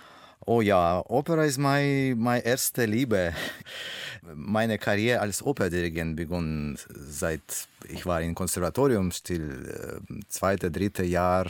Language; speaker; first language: German; non-native, fluent; Russian